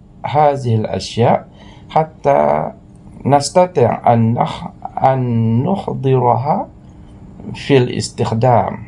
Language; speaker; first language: Arabic; non-native, fluent; Malay